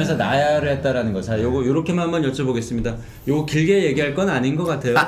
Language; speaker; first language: Korean; native; Korean